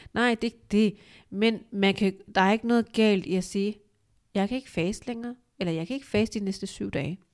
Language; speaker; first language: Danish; early bilingual, other home language; Urdu